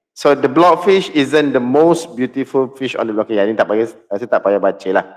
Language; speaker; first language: English; non-native, local second language; Malay